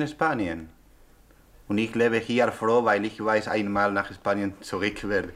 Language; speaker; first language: German; non-native, learner; Spanish